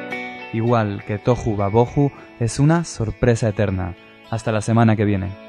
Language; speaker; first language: Spanish; native; Spanish